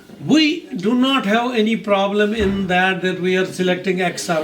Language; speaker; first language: English; non-native, local second language; Kashmiri